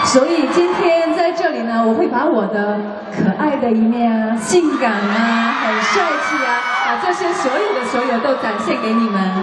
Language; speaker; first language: Chinese; native; Chinese